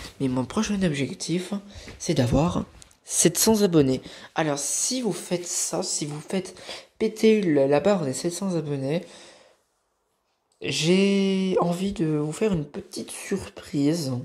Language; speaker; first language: French; native; French